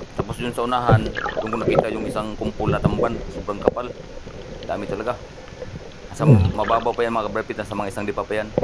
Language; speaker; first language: Filipino; non-native, local second language; Cebuano